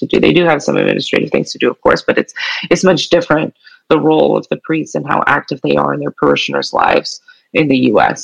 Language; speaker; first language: English; native; English